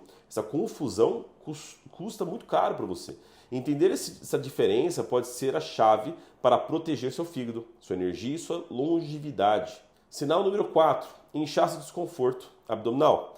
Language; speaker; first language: Portuguese; native; Portuguese